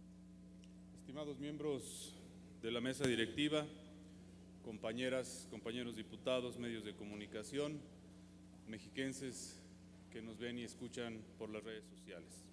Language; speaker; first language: Spanish; native; Spanish